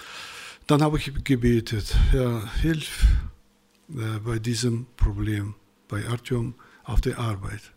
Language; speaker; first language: German; non-native, fluent; Russian